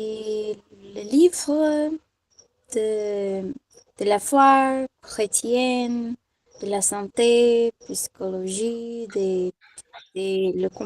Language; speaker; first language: French; non-native, learner; Portuguese